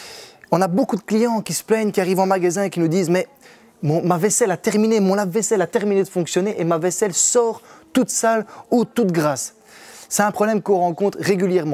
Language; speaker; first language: French; native; French